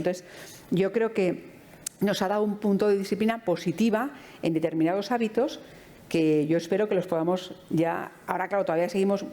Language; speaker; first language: Spanish; native; Spanish